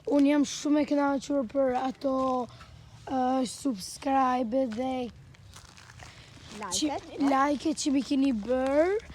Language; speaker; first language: Albanian; early bilingual, heritage; Albanian